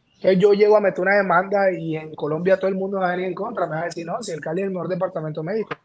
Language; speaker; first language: Spanish; native; Spanish